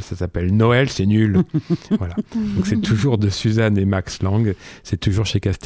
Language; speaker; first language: French; native; French